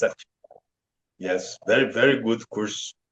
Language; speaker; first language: English; non-native, learner; Portuguese